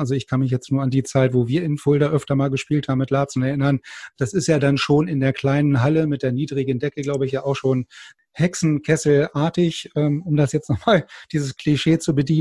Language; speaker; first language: German; native; German